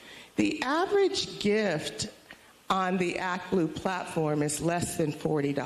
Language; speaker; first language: English; native; English